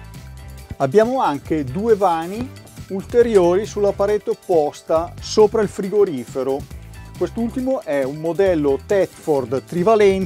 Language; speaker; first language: Italian; native; Italian